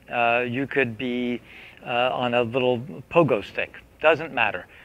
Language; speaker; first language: English; native; English